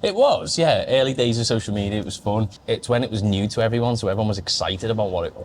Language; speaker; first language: English; native; English